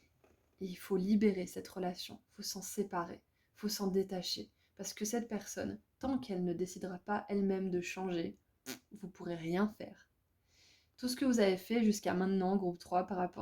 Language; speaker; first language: French; native; French